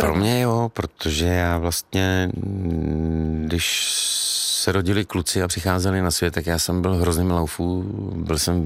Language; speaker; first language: Czech; native; Czech